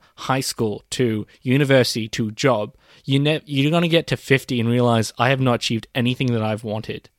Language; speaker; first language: English; early bilingual, other home language; Filipino